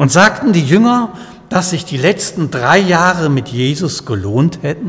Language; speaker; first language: German; native; German